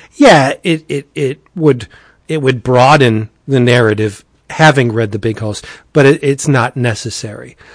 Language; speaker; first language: English; native; English